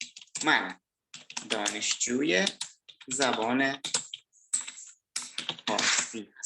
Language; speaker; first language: Persian; non-native, fluent; Indonesian